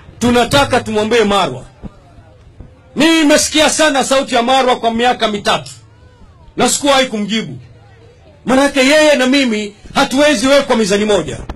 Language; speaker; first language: Swahili; non-native, local second language; Giryama